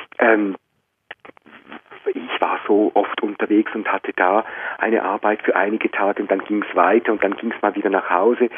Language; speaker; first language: German; native; German